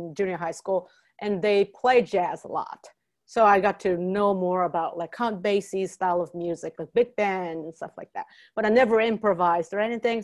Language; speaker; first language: English; non-native, fluent; Japanese